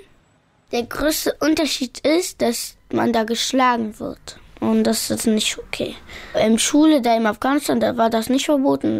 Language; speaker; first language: German; early bilingual, other home language; Pashto